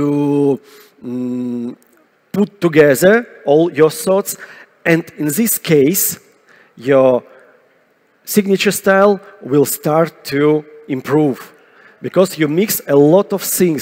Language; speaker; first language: English; non-native, fluent; Russian